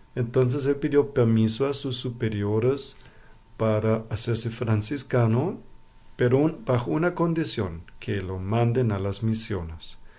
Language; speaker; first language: Spanish; non-native, fluent; German